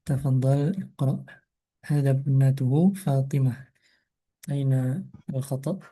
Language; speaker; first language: Arabic; non-native, fluent; Indonesian